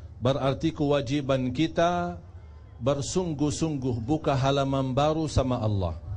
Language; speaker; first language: Indonesian; non-native, fluent; Arabic